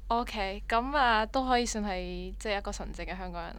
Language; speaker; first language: Chinese; native; Chinese